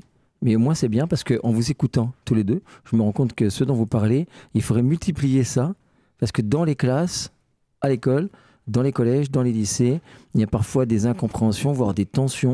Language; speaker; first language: French; native; French